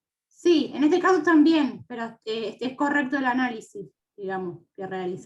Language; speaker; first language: Spanish; native; Spanish